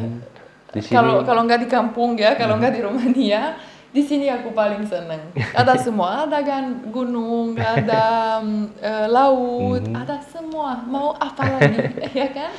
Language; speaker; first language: Indonesian; non-native, fluent; Romanian